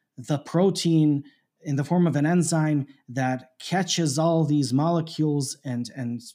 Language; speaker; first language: English; native; English